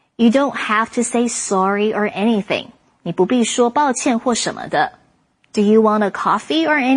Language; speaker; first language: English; non-native, fluent; Chinese